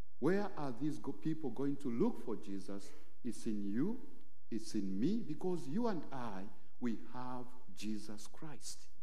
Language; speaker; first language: English; non-native, local second language; Bemba